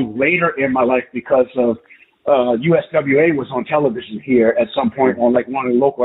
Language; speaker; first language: English; native; English